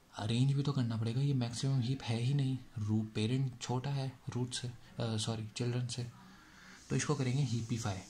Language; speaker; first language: Hindi; native; Hindi